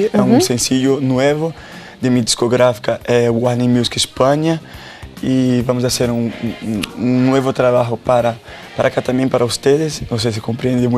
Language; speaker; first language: Spanish; non-native, learner; Portuguese